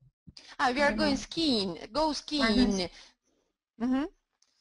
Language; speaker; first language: English; non-native, fluent; Russian